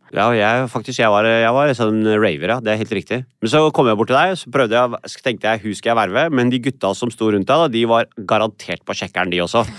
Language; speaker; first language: Norwegian; early bilingual, other home language; Punjabi